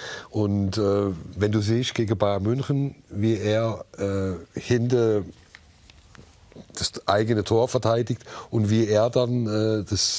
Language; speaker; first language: German; native; German